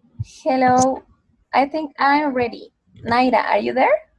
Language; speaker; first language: English; non-native, fluent; Spanish